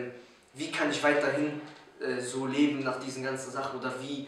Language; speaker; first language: German; early bilingual, other home language; Polish